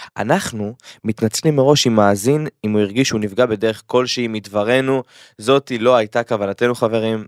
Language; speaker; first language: Hebrew; native; Hebrew